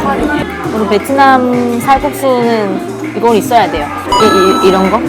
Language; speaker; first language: Korean; non-native, fluent; Vietnamese